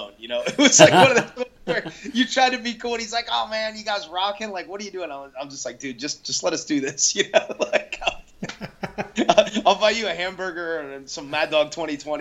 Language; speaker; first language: English; native; English